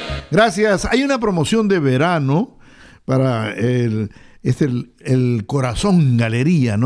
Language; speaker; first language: Spanish; native; Spanish